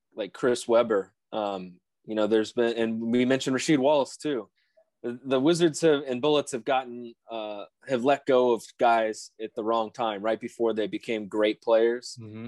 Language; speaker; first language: English; native; English